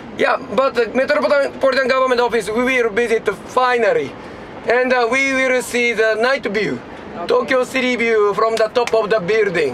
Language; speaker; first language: English; non-native, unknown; Japanese